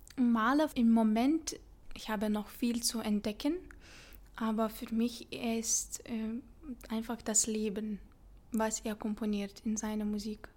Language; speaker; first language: German; non-native, learner; Lithuanian